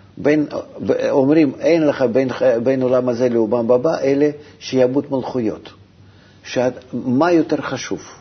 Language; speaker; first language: Hebrew; non-native, fluent; Russian